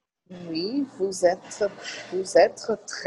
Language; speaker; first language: French; non-native, learner; Portuguese